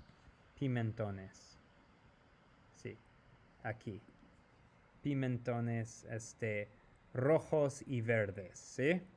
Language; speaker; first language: Spanish; non-native, fluent; English